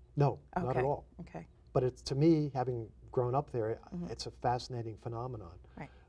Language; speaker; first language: English; native; English